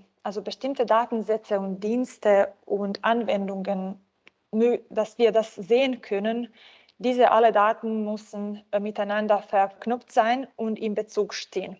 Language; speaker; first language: German; non-native, fluent; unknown